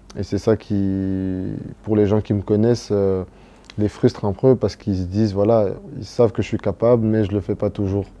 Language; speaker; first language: French; early bilingual, other home language; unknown